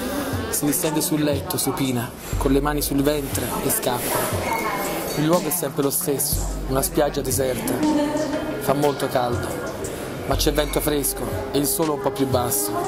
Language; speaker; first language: Italian; native; Italian